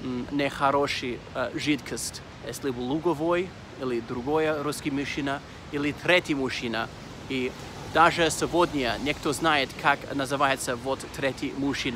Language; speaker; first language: Russian; non-native, learner; English